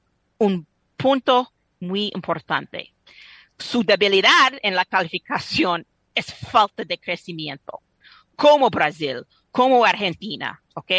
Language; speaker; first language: Spanish; non-native, fluent; English